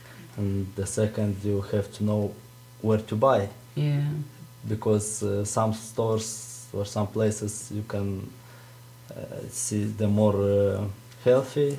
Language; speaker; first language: English; non-native, fluent; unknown